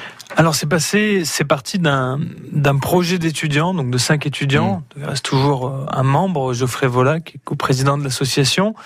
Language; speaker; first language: French; native; French